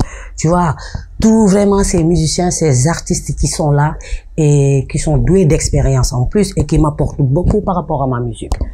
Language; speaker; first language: French; non-native, local second language; Wolof